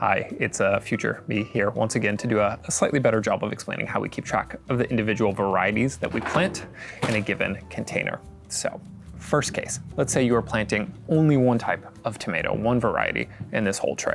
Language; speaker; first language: English; native; English